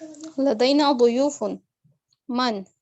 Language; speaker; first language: Arabic; non-native, learner; Urdu